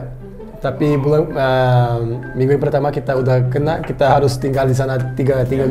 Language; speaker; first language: Indonesian; non-native, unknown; Portuguese